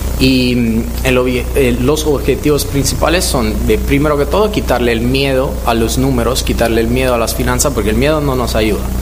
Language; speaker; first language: Spanish; non-native, fluent; Italian